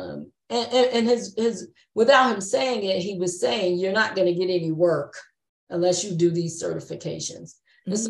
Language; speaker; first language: English; native; English